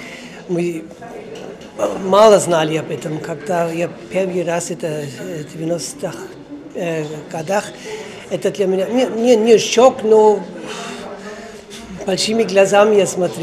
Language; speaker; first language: Russian; non-native, learner; German